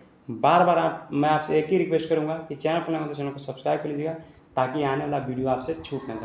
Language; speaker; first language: Hindi; native; Hindi